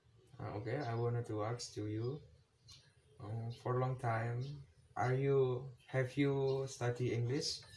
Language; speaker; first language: English; non-native, learner; Indonesian